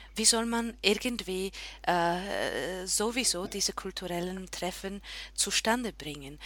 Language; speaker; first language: German; non-native, fluent; Slovak